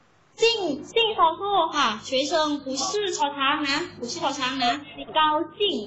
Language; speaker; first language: Chinese; non-native, learner; Thai